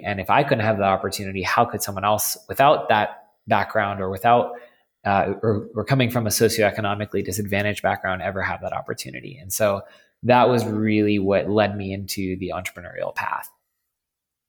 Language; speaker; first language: English; native; English